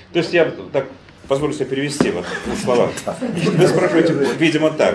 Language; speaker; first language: Russian; native; Russian